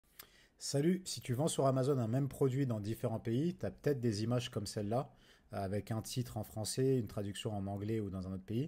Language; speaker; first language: French; native; French